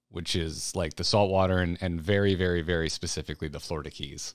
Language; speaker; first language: English; native; English